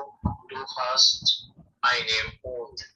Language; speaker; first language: German; non-native, learner; Bangla